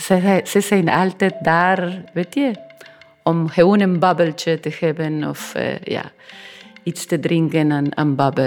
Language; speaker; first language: Dutch; non-native, learner; Spanish